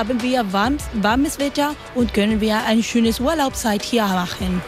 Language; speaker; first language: German; non-native, learner; Spanish